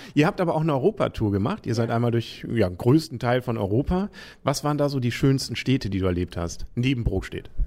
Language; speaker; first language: German; native; German